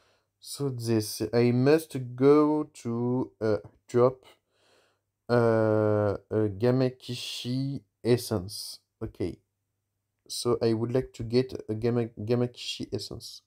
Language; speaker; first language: English; non-native, learner; French